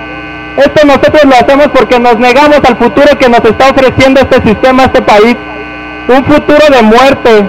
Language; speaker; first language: Spanish; native; Spanish